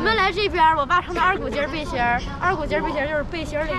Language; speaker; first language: Chinese; native; Chinese